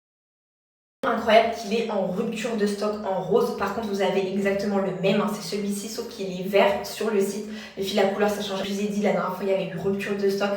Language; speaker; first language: French; native; French